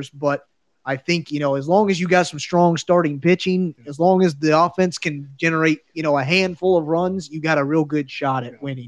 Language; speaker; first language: English; native; English